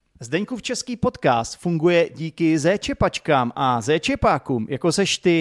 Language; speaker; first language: Czech; native; Czech